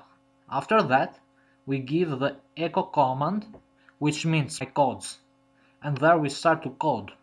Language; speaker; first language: English; non-native, fluent; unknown